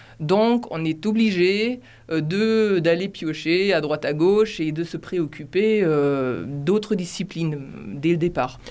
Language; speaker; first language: French; non-native, fluent; German